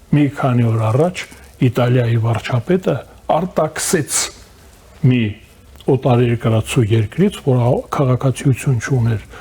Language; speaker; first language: Armenian; native; Armenian